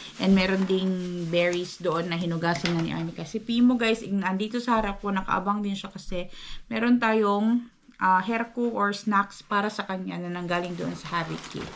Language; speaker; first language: Filipino; non-native, local second language; Cebuano